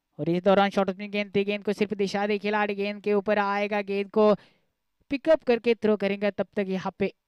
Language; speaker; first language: Hindi; non-native, local second language; Marathi